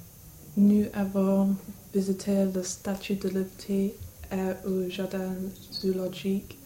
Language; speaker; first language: French; non-native, learner; English